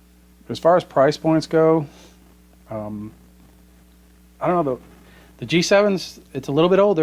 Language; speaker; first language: English; native; English